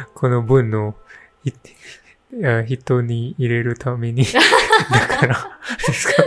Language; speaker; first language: Japanese; non-native, learner; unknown